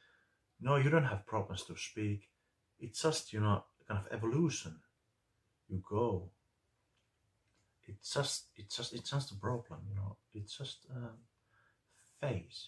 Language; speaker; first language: English; non-native, fluent; Finnish